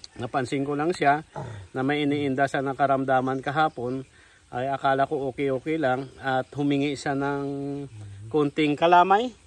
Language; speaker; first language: Filipino; non-native, local second language; Hiligaynon